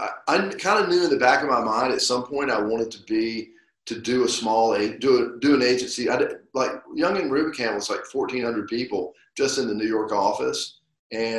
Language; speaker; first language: English; native; English